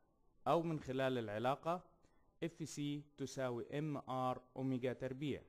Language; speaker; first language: Arabic; native; Arabic